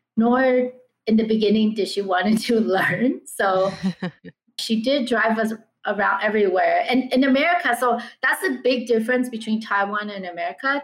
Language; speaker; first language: English; early bilingual, other home language; Chinese